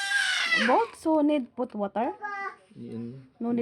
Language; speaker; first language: English; non-native, learner; Filipino